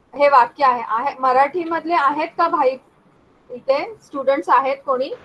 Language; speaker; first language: Marathi; non-native, local second language; Hindi